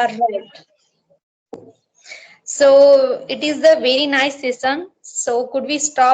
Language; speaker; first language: English; non-native, learner; Marathi